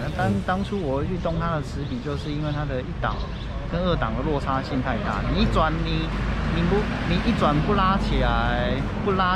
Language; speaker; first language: Chinese; native; Chinese